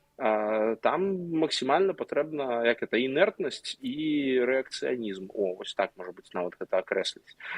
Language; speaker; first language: Belarusian; non-native, local second language; Russian